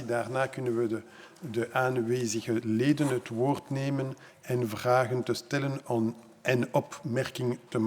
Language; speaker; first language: Dutch; non-native, local second language; French